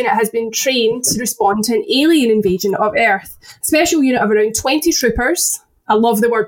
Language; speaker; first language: English; native; English